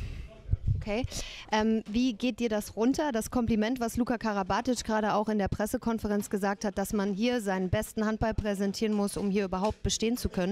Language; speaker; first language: German; native; German